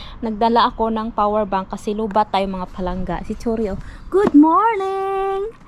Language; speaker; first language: Filipino; non-native, local second language; Cebuano